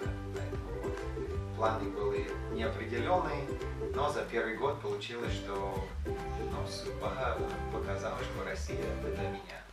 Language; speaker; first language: Russian; non-native, fluent; English